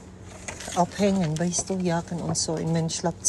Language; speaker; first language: German; non-native, learner; Cebuano